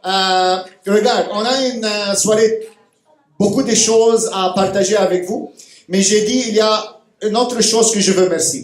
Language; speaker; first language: French; non-native, fluent; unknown